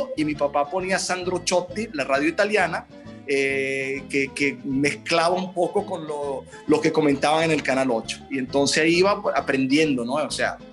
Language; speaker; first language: Spanish; early bilingual, other home language; Italian